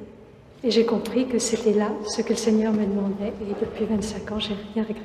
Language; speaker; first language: French; native; French